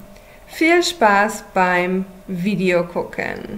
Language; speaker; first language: German; non-native, fluent; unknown